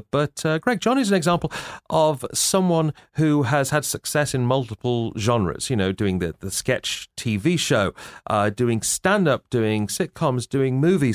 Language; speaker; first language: English; native; English